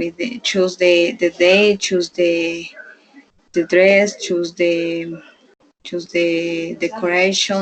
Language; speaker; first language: English; non-native, learner; Spanish